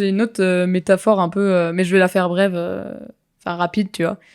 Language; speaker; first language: French; native; French